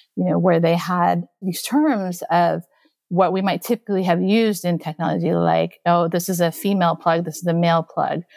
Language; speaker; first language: English; early bilingual, other home language; Japanese